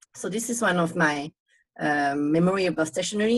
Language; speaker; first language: English; non-native, fluent; Vietnamese